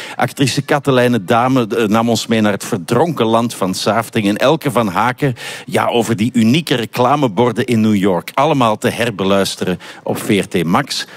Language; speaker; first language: Dutch; native; Dutch